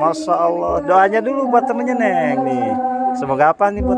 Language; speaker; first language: Indonesian; non-native, local second language; Sundanese